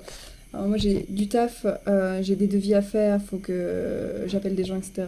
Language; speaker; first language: French; native; French